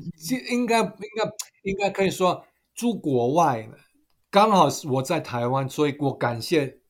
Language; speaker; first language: Chinese; non-native, fluent; German